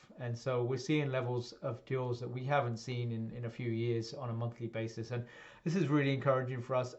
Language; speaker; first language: English; native; English